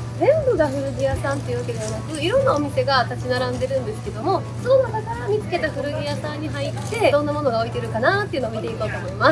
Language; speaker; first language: Japanese; native; Japanese